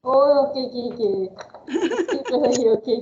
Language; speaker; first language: Malay; native; Malay